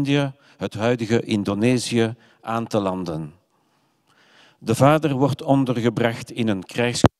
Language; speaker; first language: Dutch; non-native, local second language; French